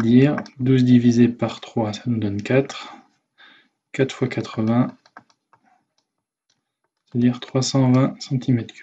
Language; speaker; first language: French; native; French